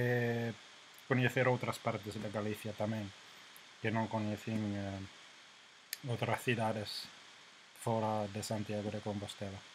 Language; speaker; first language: Galician; non-native, fluent; Finnish